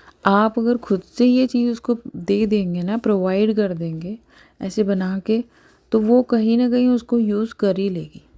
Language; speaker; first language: Hindi; native; Hindi